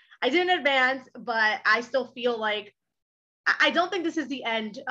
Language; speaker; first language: English; early bilingual, other home language; Spanish